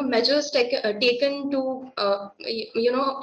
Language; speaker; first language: English; non-native, local second language; Marathi